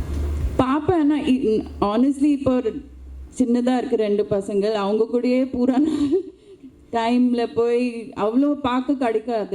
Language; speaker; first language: Tamil; non-native, local second language; Hindi